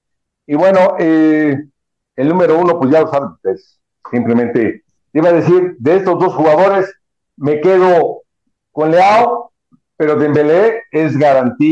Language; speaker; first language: Spanish; native; Spanish